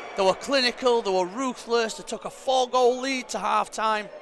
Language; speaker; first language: English; native; English